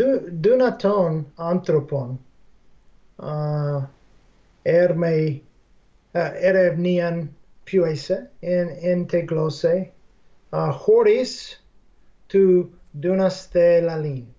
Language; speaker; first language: Greek; non-native, fluent; English